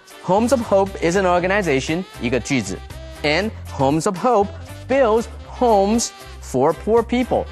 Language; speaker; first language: English; non-native, fluent; Chinese